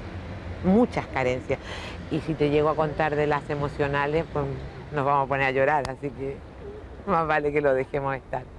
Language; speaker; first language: Spanish; native; Spanish